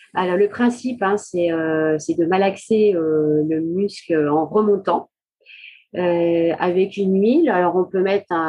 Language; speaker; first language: French; native; French